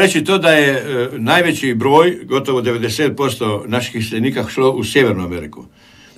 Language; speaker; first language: Croatian; native; Croatian